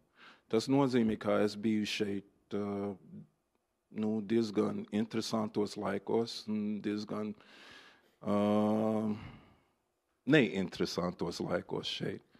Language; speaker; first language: Latvian; non-native, fluent; English